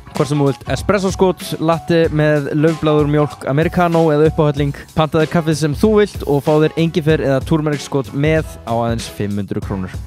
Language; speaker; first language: Icelandic; native; Icelandic